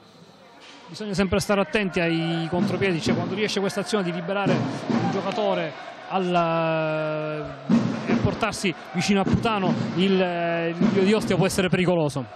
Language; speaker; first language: Italian; native; Italian